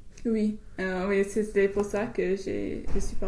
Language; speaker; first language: French; non-native, fluent; English